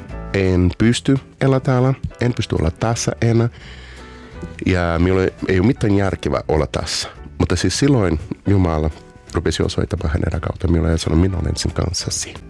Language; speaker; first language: Finnish; non-native, fluent; Portuguese